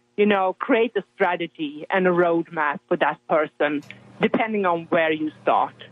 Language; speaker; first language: English; non-native, fluent; Swedish